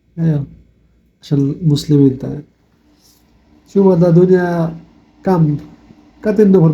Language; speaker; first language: Arabic; non-native, learner; Bangla